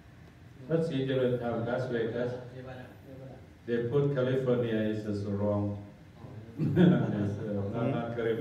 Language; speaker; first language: English; non-native, learner; Thai